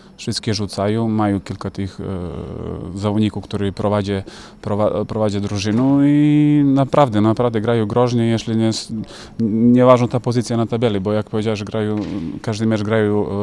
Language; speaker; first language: Polish; non-native, fluent; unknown